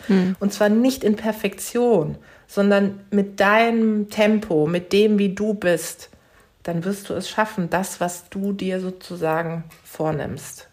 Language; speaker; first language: German; early bilingual, other home language; Turkish